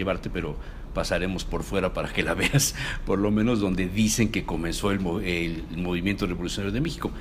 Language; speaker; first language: Spanish; native; Spanish